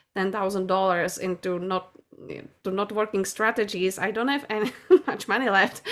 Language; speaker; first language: English; non-native, fluent; Czech